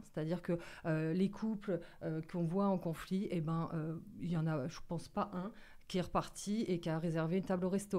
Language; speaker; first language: French; native; French